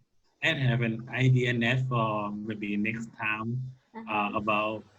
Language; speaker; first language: English; non-native, learner; Thai